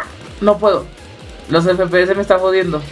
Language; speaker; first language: Spanish; native; Spanish